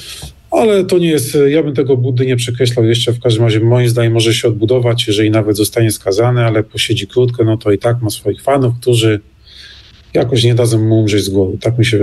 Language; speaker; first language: Polish; native; Polish